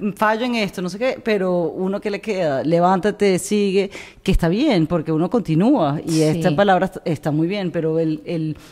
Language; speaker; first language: Spanish; native; Spanish